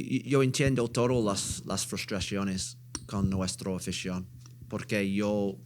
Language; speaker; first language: Spanish; non-native, learner; English